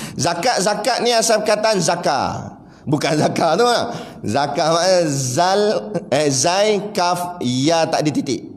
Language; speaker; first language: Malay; native; Malay